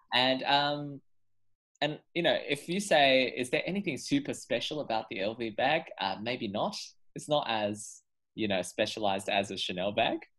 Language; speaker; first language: English; native; English